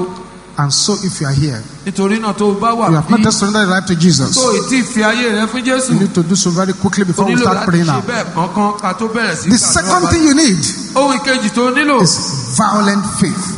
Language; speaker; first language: English; non-native, local second language; Yoruba